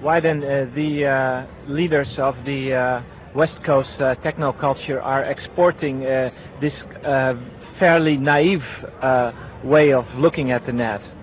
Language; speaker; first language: English; non-native, fluent; Dutch